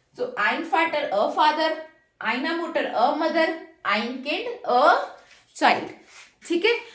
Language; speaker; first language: Hindi; native; Hindi